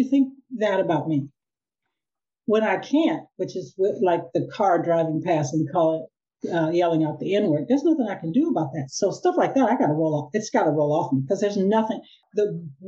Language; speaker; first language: English; native; English